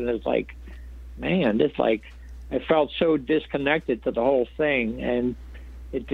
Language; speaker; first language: English; native; English